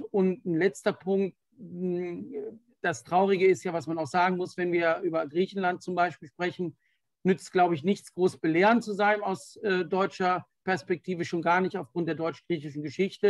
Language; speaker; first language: German; native; German